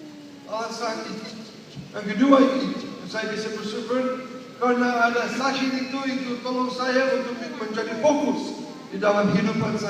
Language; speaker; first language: Indonesian; non-native, learner; English